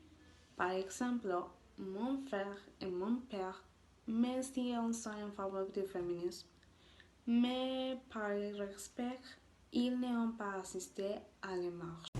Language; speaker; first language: French; non-native, learner; Spanish